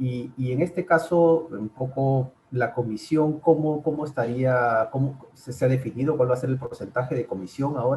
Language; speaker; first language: Spanish; native; Spanish